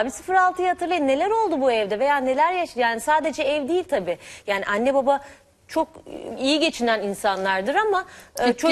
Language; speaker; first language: Turkish; native; Turkish